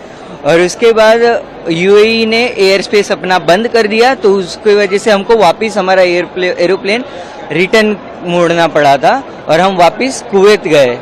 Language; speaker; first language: Hindi; native; Hindi